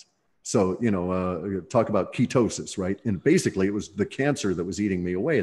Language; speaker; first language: English; native; English